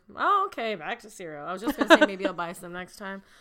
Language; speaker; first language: English; early bilingual, other home language; Hindi